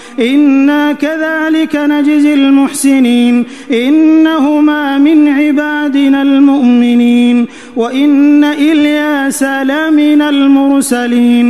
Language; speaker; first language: Arabic; native; Arabic